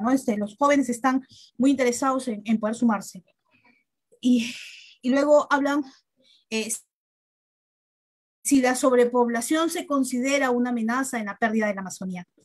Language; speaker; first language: Spanish; native; Spanish